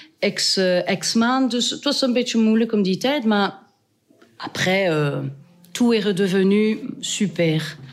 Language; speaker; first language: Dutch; non-native, local second language; French